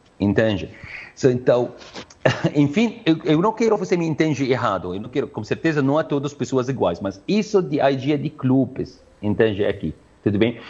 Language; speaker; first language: Portuguese; non-native, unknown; Arabic